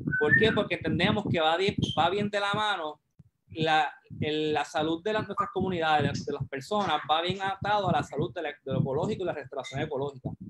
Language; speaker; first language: Spanish; native; Spanish